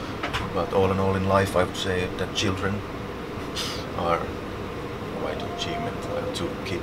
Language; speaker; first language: English; non-native, fluent; Finnish